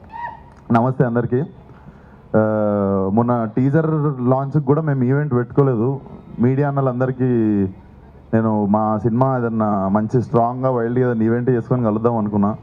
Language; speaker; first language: Telugu; native; Telugu